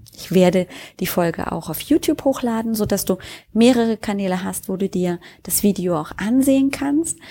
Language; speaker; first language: German; native; German